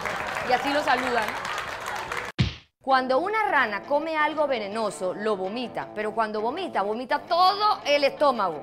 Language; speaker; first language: Spanish; native; Spanish